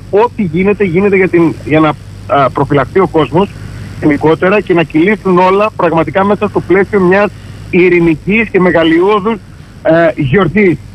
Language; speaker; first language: Greek; native; Greek